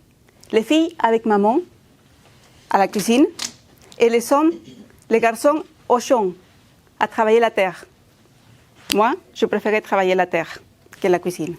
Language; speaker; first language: French; non-native, fluent; Spanish